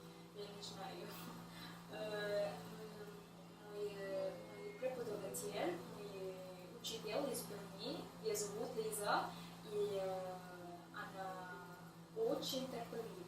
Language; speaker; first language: Russian; non-native, learner; English